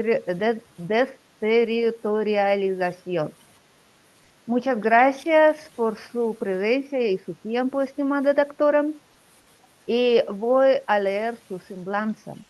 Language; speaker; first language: Spanish; non-native, learner; Russian